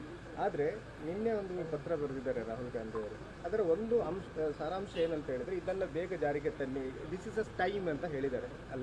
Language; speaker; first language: Kannada; native; Kannada